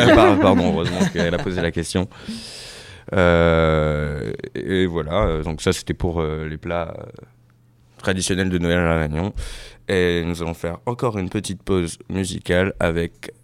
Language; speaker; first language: French; native; French